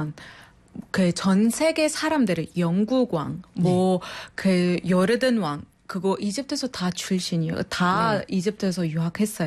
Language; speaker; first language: Korean; non-native, fluent; Arabic